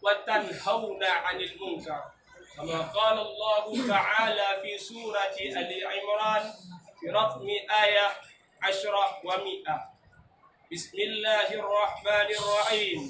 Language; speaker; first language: Arabic; non-native, learner; Achinese